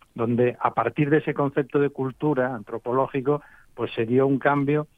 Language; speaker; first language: Spanish; native; Spanish